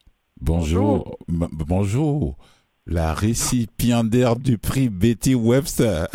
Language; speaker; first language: French; native; French